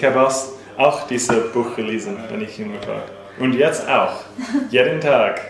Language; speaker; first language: German; non-native, learner; English